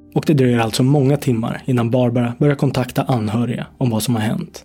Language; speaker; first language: Swedish; native; Swedish